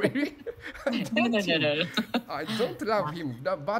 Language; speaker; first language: English; non-native, learner; Japanese